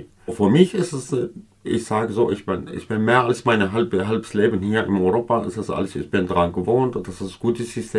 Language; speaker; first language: German; non-native, learner; Kurdish